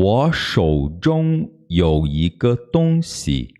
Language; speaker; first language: Chinese; non-native, fluent; Portuguese